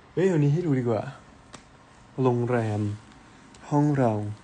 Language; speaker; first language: Thai; native; Thai